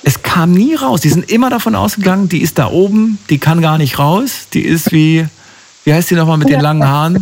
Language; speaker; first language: German; native; German